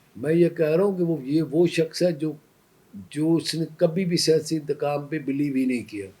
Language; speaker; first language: Urdu; non-native, local second language; Sindhi